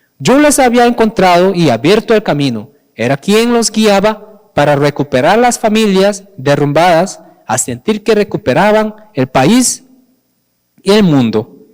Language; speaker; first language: Spanish; non-native, fluent; Korean